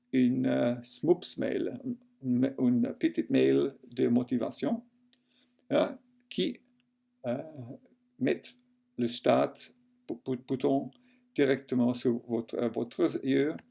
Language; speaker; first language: French; non-native, local second language; German